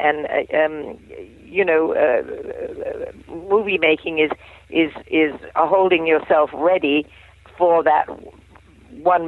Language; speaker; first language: English; native; English